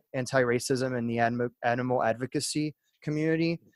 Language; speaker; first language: English; early bilingual, other home language; French